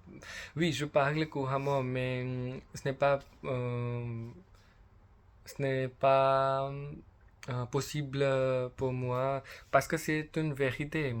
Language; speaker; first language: French; non-native, learner; English